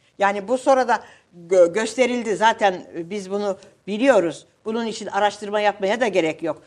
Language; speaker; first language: Turkish; native; Turkish